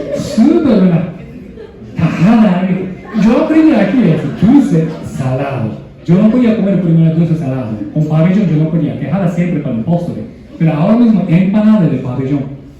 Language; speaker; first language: Spanish; non-native, learner; Japanese